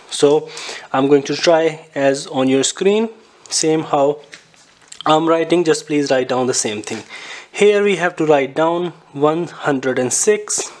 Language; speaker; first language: English; non-native, fluent; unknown